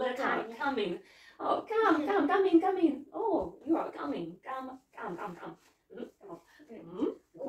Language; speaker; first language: English; non-native, fluent; Russian